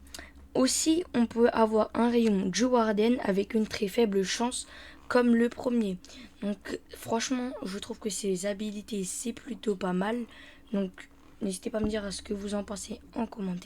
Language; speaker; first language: French; native; French